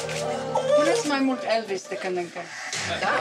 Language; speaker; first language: Romanian; non-native, fluent; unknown